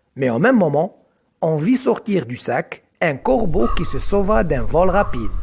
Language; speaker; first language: French; non-native, local second language; Arabic